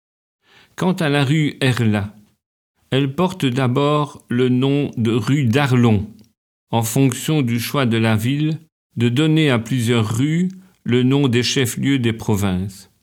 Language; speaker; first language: French; native; French